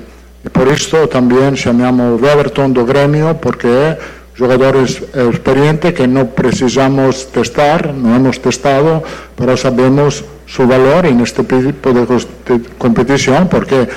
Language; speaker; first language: Portuguese; non-native, fluent; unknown